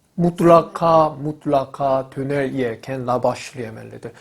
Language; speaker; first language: Turkish; non-native, learner; Korean